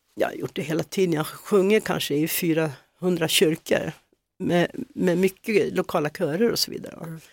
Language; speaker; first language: Swedish; native; Swedish